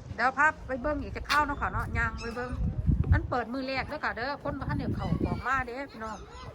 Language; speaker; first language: Thai; native; Thai